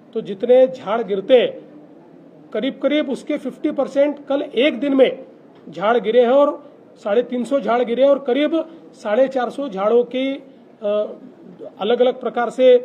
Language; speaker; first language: Hindi; non-native, local second language; Marathi